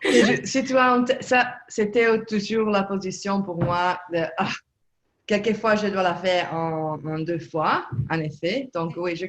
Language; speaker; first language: French; non-native, learner; Italian